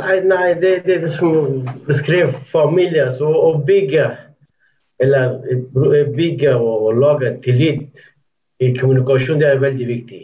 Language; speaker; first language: Norwegian; non-native, fluent; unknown